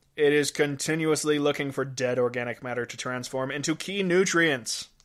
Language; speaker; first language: English; native; English